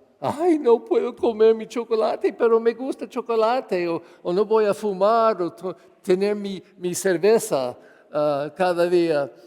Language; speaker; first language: Spanish; non-native, fluent; English